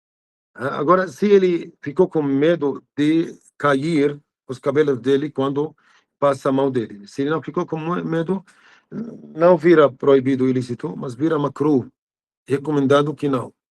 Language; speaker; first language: Portuguese; non-native, fluent; Arabic